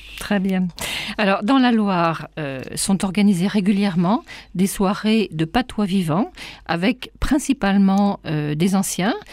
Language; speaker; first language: French; native; French